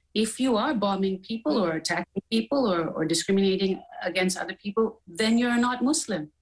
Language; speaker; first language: English; native; English